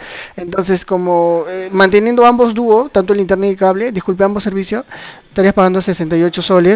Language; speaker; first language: Spanish; native; Spanish